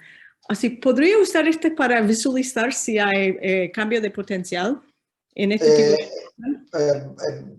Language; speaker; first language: Spanish; non-native, learner; English